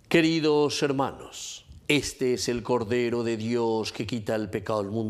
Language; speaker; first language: Spanish; native; Spanish